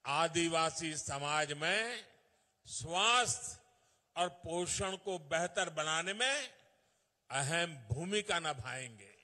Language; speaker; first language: Hindi; non-native, local second language; Gujarati